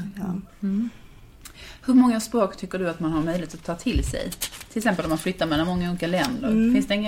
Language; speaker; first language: Swedish; native; Swedish